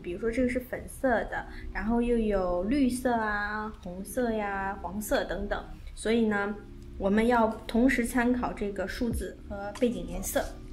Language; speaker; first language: Chinese; native; Chinese